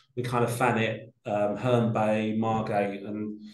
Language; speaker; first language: English; native; English